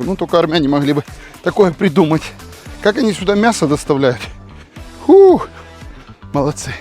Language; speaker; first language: Russian; native; Russian